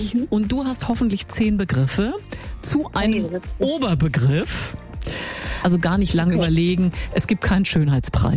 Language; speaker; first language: German; native; German